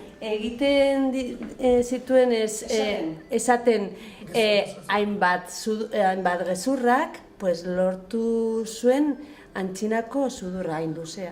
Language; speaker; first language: Basque; non-native, local second language; Spanish